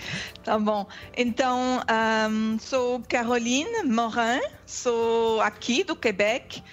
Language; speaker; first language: Portuguese; non-native, fluent; French